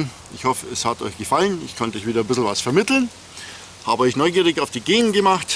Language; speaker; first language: German; native; German